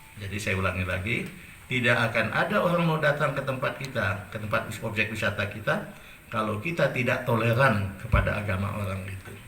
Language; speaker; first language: Indonesian; non-native, local second language; Achinese